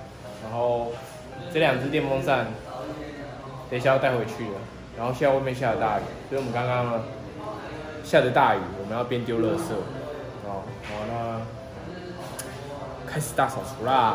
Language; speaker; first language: Chinese; native; Chinese